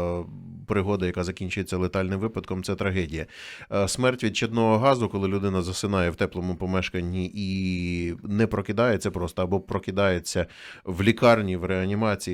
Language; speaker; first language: Ukrainian; native; Ukrainian